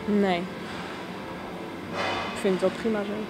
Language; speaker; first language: Dutch; native; Dutch